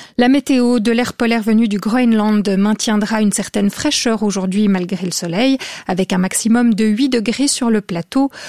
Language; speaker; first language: French; native; French